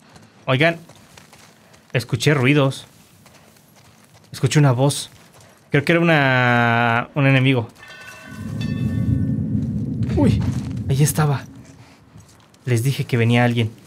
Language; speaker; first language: Spanish; native; Spanish